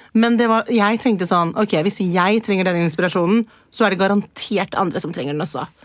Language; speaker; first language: Norwegian; early bilingual, other home language; Persian